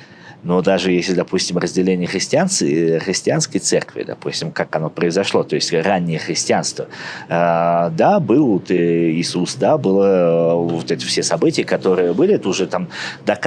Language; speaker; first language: Russian; native; Russian